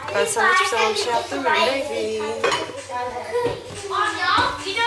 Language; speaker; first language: Turkish; native; Turkish